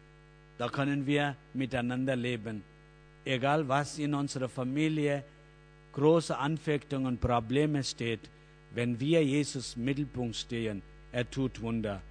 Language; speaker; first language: German; non-native, learner; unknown